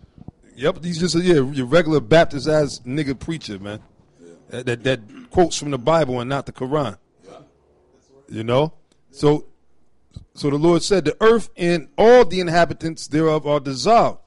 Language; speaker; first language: English; native; English